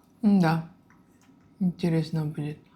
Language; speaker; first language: Russian; non-native, learner; Japanese